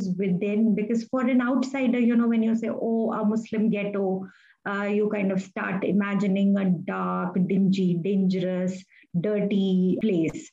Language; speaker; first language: English; non-native, local second language; Hindi